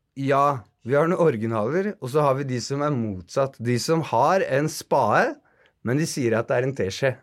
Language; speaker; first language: Norwegian; native; Norwegian